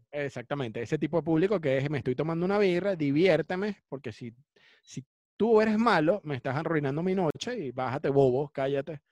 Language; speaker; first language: Spanish; native; Spanish